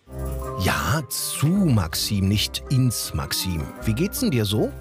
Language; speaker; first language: German; native; German